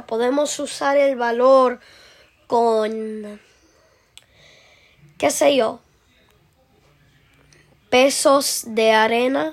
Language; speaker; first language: Spanish; early bilingual, heritage; Spanish